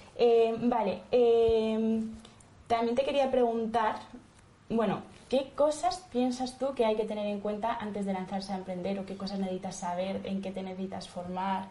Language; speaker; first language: Spanish; native; Spanish